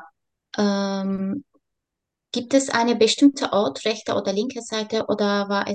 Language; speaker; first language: German; non-native, learner; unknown